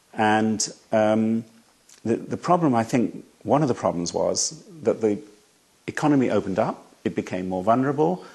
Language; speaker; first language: English; native; English